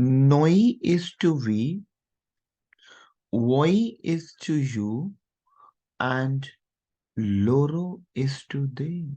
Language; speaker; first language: English; non-native, local second language; Hindi